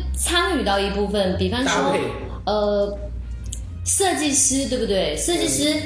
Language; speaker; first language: Chinese; native; Chinese